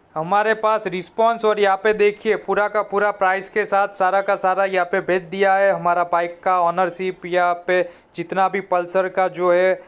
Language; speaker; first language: Hindi; non-native, local second language; Gujarati